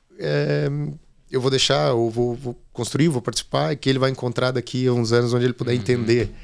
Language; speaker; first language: Portuguese; native; Portuguese